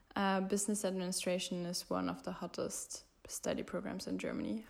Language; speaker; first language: English; non-native, fluent; German